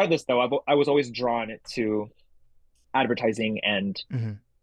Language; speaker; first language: English; early bilingual, other home language; Indonesian